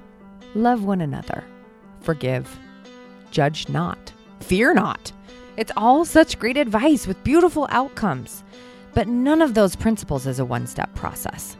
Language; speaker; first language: English; native; English